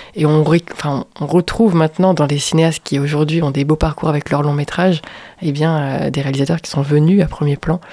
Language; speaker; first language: French; native; French